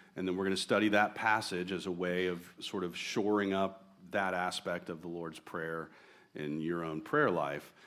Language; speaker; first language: English; native; English